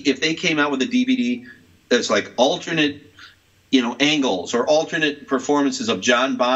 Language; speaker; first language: English; native; English